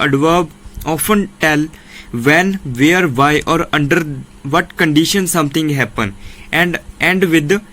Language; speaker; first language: English; non-native, local second language; Punjabi